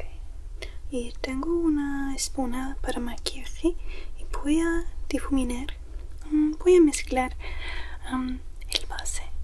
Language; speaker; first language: Spanish; non-native, learner; English